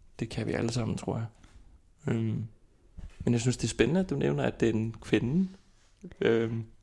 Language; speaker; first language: Danish; non-native, fluent; Icelandic